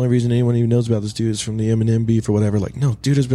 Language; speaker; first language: English; native; English